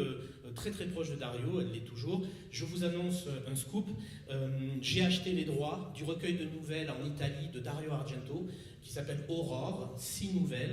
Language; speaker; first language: French; native; French